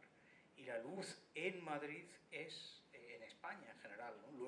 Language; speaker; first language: Spanish; non-native, fluent; Bangla